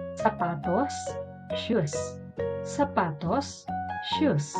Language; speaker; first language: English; non-native, local second language; Filipino